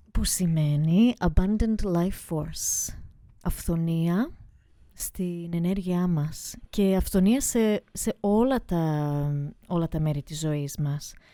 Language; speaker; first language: Greek; early bilingual, heritage; Greek